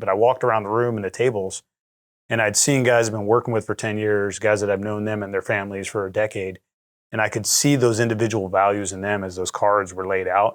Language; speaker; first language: English; native; English